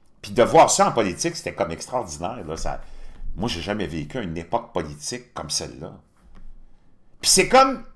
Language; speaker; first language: French; native; French